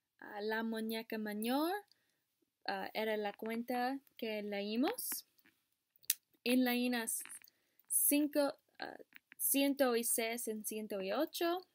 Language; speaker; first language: Spanish; non-native, learner; English